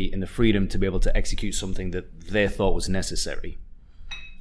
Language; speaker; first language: English; native; English